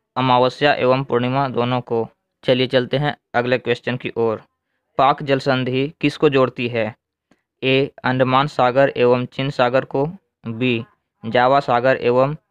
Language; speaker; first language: Hindi; native; Hindi